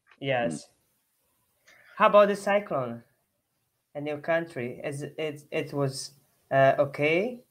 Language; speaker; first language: English; non-native, learner; Portuguese